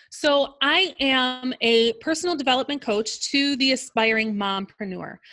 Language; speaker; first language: English; native; English